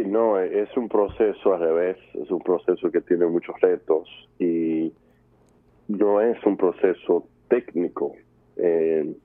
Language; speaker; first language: Spanish; early bilingual, heritage; Spanish